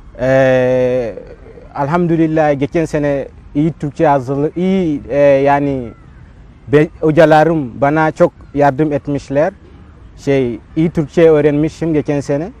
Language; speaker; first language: Turkish; non-native, learner; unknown